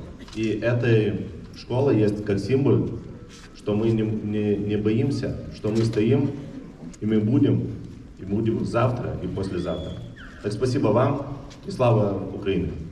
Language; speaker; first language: Russian; non-native, learner; Lithuanian